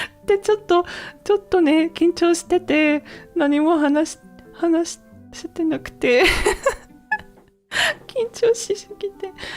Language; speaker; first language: Japanese; non-native, learner; English